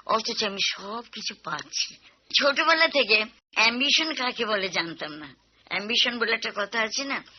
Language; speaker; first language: Bangla; native; Bangla